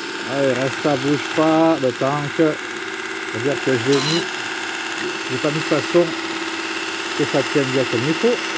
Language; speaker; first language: French; native; French